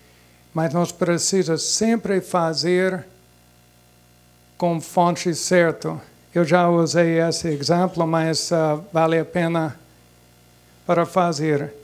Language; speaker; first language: Portuguese; non-native, fluent; English